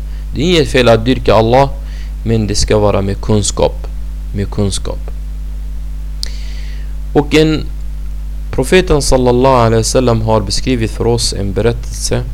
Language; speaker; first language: Swedish; non-native, fluent; Arabic